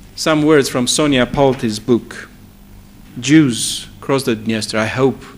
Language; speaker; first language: English; non-native, fluent; Romanian